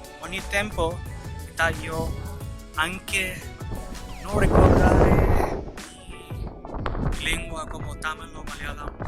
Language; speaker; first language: Italian; non-native, learner; Tamil